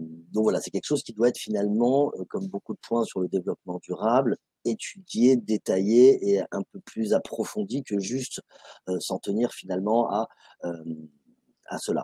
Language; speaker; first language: French; native; French